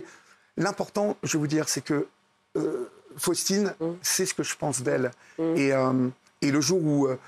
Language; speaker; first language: French; native; French